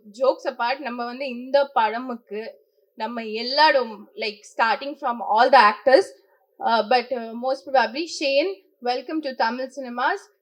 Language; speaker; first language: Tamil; non-native, fluent; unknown